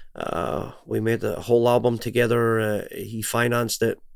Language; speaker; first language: English; native; English